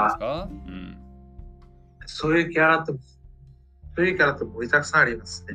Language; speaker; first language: Japanese; non-native, fluent; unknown